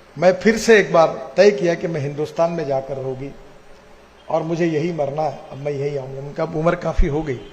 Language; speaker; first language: Hindi; non-native, local second language; Marathi